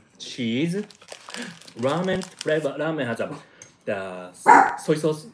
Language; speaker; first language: English; non-native, fluent; Japanese